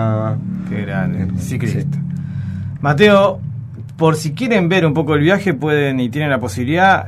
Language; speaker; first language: Spanish; native; Spanish